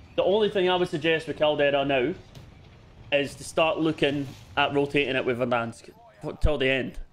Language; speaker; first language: English; native; English